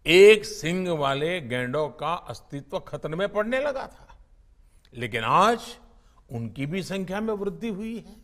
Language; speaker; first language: Hindi; non-native, local second language; Gujarati